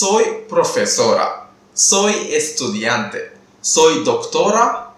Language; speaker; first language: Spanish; non-native, fluent; Tamil